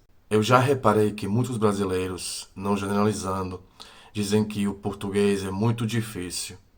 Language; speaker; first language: Portuguese; non-native, fluent; Croatian